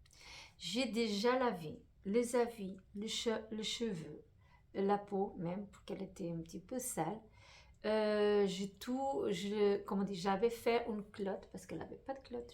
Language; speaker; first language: French; non-native, fluent; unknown